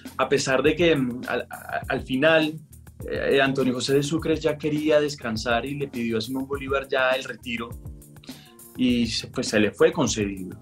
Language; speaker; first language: Spanish; native; Spanish